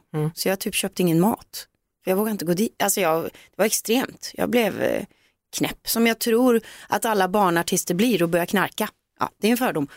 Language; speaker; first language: Swedish; native; Swedish